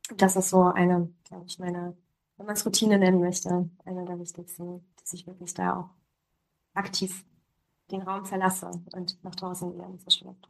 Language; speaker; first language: German; early bilingual, other home language; Polish